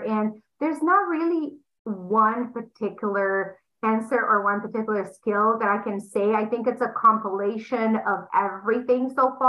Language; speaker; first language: English; non-native, fluent; Romanian